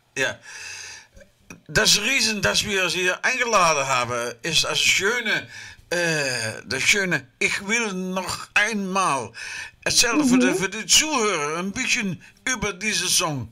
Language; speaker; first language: German; non-native, learner; Dutch